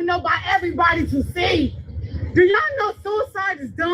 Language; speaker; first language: English; native; English